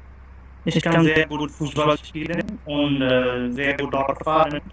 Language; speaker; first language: German; non-native, learner; Bangla